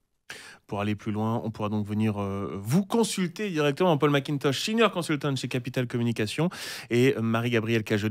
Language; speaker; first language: French; native; French